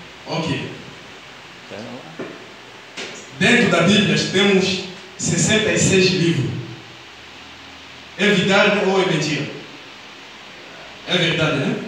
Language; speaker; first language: Portuguese; non-native, learner; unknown